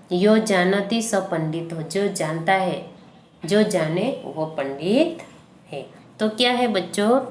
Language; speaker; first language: Hindi; non-native, local second language; Gujarati